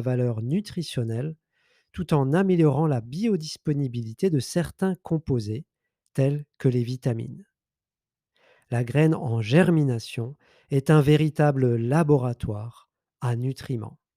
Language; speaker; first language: French; native; French